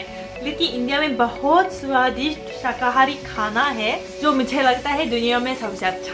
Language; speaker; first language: Hindi; non-native, fluent; Japanese